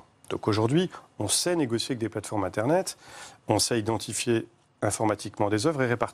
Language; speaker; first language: French; native; French